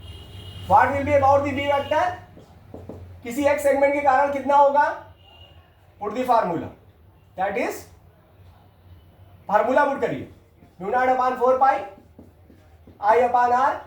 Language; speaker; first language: Hindi; native; Hindi